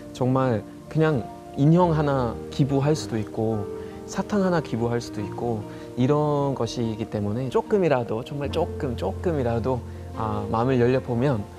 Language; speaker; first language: Korean; non-native, fluent; German